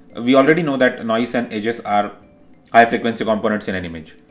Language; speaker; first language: English; non-native, local second language; Marathi